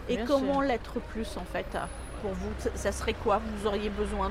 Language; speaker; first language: French; native; French